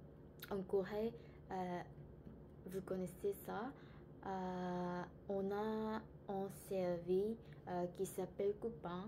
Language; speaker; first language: French; non-native, learner; Korean